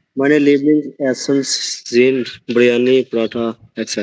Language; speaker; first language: German; non-native, learner; Urdu